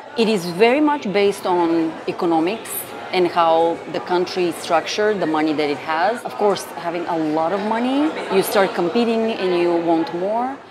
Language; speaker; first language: English; non-native, fluent; Bulgarian